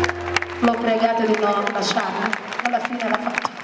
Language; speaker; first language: Italian; non-native, fluent; Wolof